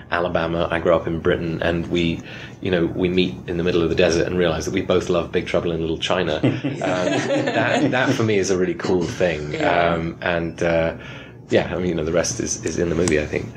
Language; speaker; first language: English; native; English